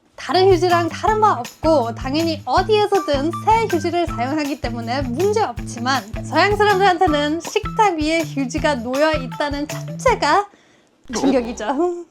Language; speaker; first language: Korean; non-native, fluent; German